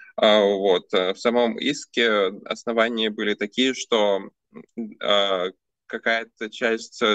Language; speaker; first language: Russian; early bilingual, other home language; Armenian